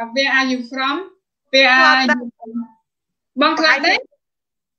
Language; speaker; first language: English; non-native, fluent; Khmer